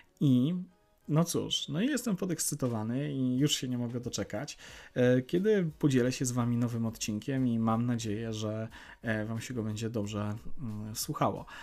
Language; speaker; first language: Polish; native; Polish